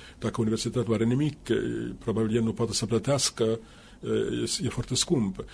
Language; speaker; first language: Romanian; non-native, fluent; Finnish